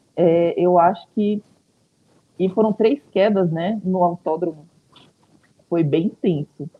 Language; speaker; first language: Portuguese; native; Portuguese